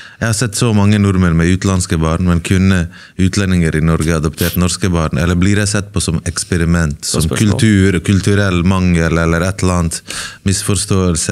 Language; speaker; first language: Norwegian; early bilingual, other home language; Bosnian